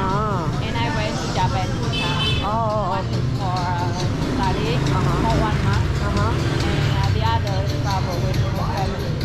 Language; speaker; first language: English; non-native, learner; Vietnamese